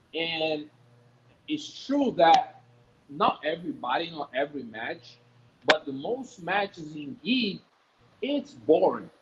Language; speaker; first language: English; non-native, fluent; Portuguese